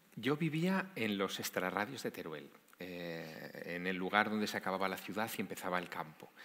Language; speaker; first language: Spanish; native; Spanish